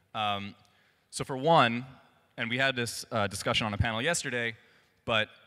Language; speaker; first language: English; native; English